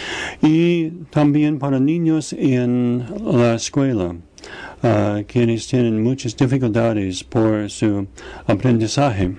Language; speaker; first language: Spanish; non-native, fluent; English